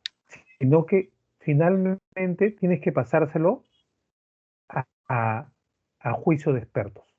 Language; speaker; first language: Spanish; native; Spanish